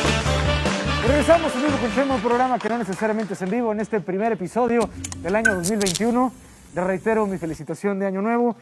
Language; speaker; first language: Spanish; native; Spanish